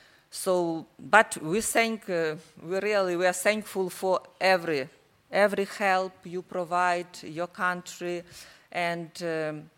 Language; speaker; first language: English; non-native, learner; Ukrainian